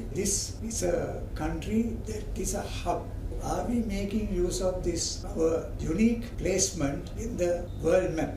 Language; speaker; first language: English; non-native, local second language; Sinhala